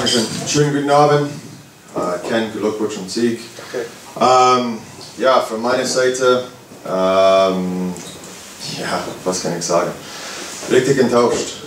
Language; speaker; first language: German; non-native, fluent; English